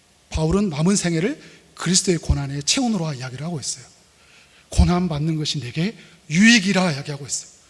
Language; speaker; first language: Korean; native; Korean